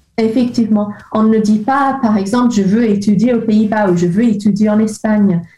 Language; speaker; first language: French; non-native, fluent; English